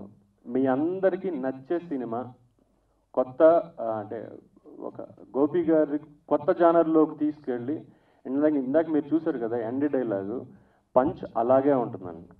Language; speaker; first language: Telugu; native; Telugu